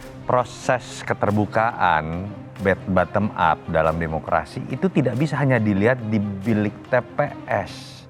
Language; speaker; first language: Indonesian; native; Indonesian